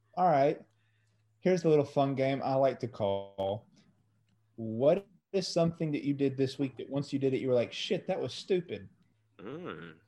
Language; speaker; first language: English; early bilingual, other home language; French